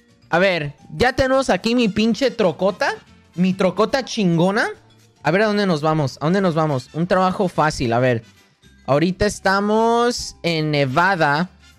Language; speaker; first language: Spanish; early bilingual, heritage; Spanish